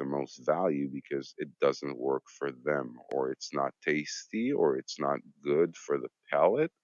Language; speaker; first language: English; non-native, fluent; Hebrew